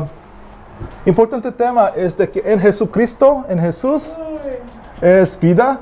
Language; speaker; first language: Spanish; non-native, learner; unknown